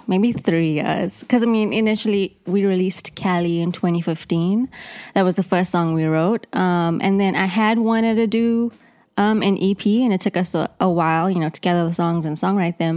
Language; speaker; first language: English; native; English